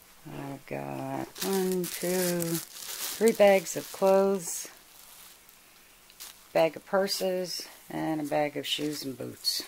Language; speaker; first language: English; native; English